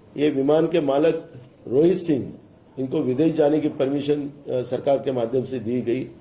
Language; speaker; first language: Hindi; non-native, local second language; Marathi